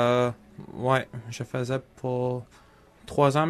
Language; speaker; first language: French; non-native, local second language; English